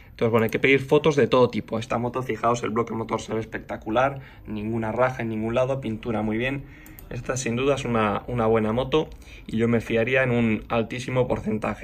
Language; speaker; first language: Spanish; native; Spanish